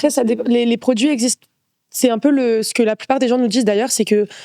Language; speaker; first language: French; native; French